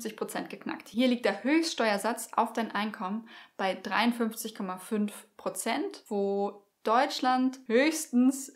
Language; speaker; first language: German; native; German